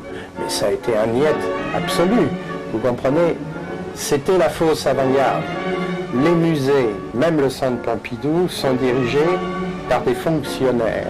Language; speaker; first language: French; native; French